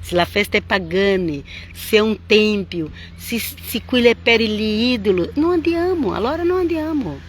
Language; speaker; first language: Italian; non-native, fluent; Portuguese